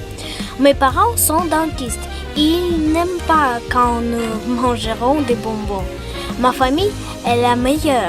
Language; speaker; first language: French; non-native, learner; Ukrainian